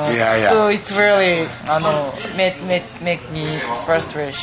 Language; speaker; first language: English; non-native, fluent; Japanese